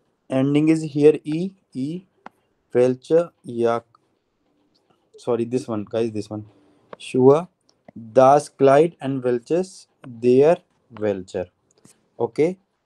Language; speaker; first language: English; non-native, local second language; Hindi